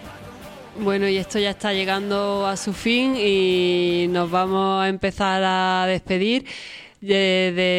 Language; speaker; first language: Spanish; native; Spanish